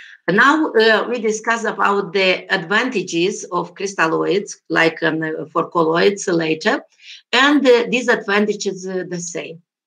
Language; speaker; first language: English; non-native, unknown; Romanian